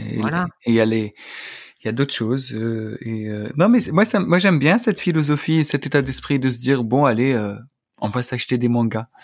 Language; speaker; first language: French; non-native, local second language; Arabic